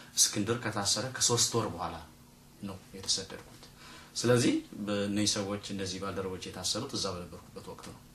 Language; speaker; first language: Amharic; native; Amharic